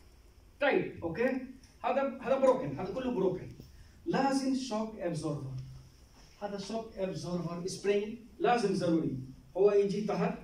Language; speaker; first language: Arabic; non-native, learner; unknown